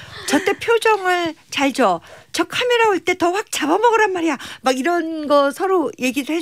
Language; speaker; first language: Korean; native; Korean